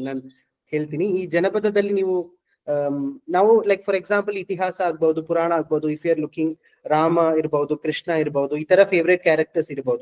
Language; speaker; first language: Kannada; non-native, local second language; Malayalam